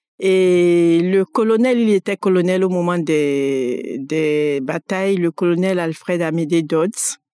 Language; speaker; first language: French; non-native, local second language; Fon